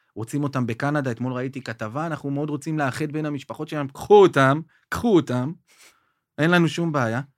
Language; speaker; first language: Hebrew; native; Hebrew